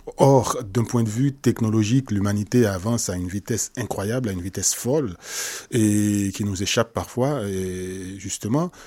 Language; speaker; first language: French; non-native, local second language; Haitian Creole